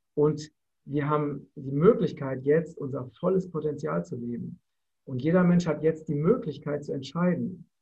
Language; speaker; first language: German; native; German